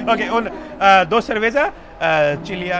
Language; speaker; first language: Spanish; non-native, learner; Hindi